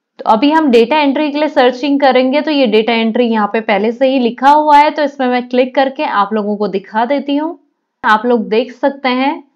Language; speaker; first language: Hindi; native; Hindi